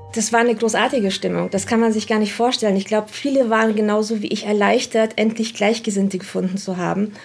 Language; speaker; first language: German; non-native, fluent; Romanian